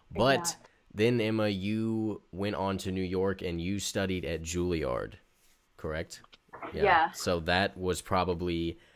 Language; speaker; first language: English; native; English